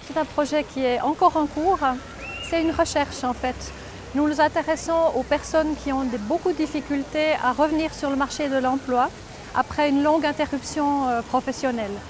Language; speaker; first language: French; native; French